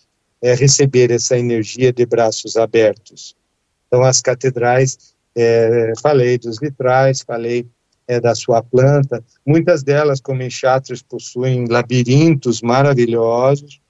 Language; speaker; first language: Portuguese; native; Portuguese